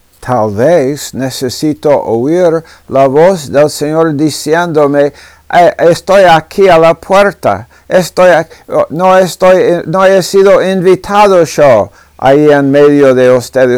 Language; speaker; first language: Spanish; non-native, fluent; English